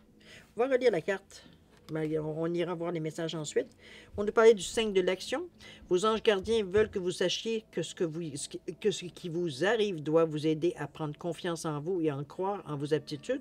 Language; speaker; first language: French; native; French